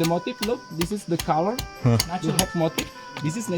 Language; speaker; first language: English; non-native, learner; Sundanese